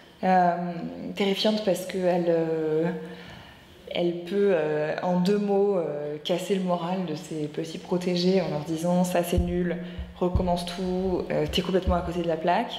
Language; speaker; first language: French; native; French